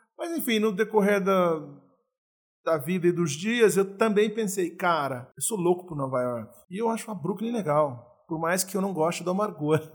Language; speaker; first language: Portuguese; native; Portuguese